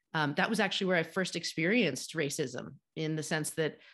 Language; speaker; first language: English; native; English